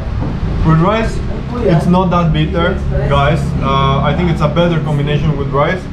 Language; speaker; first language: English; non-native, fluent; Spanish